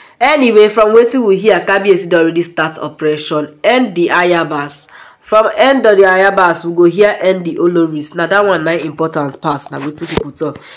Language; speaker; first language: Nigerian Pidgin; non-native, local second language; Yoruba